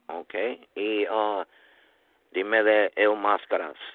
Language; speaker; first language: Spanish; early bilingual, heritage; Spanish